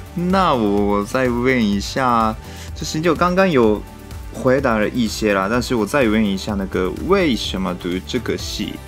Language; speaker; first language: Chinese; non-native, fluent; Japanese